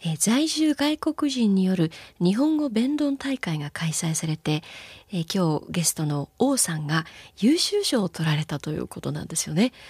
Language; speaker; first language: Japanese; native; Japanese